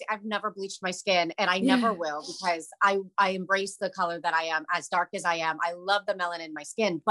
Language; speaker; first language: English; native; English